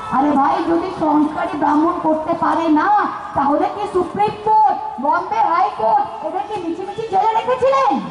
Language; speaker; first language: Bangla; native; Bangla